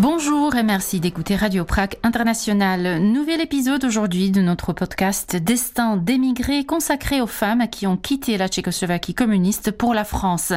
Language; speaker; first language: French; non-native, fluent; Czech